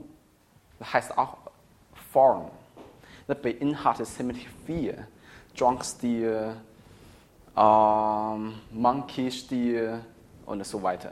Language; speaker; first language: German; non-native, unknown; Chinese